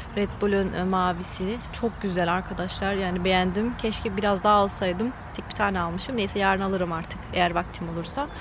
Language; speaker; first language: Turkish; early bilingual, heritage; Turkish